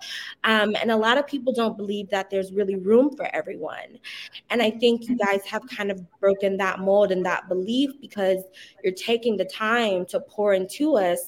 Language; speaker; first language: English; native; English